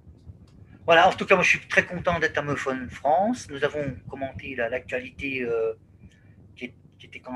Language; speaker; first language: French; native; French